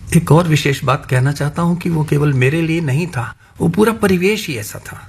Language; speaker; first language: Hindi; non-native, local second language; Punjabi